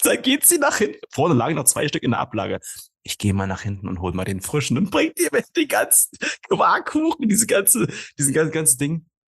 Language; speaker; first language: German; native; German